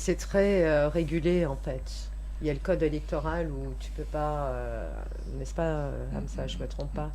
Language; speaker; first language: French; native; French